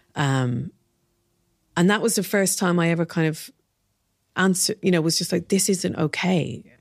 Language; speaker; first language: English; native; English